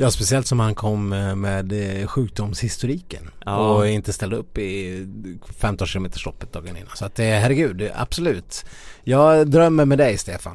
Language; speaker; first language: Swedish; native; Swedish